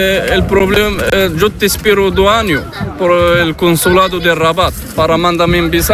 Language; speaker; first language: Spanish; non-native, learner; Arabic